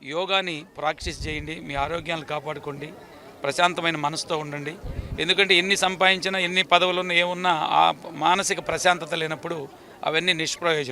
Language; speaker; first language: Telugu; native; Telugu